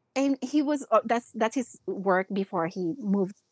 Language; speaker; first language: English; non-native, local second language; Filipino